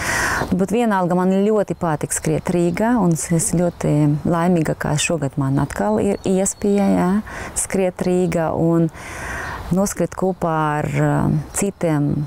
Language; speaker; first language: Latvian; non-native, local second language; Russian